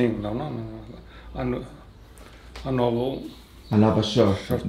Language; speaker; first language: Portuguese; non-native, learner; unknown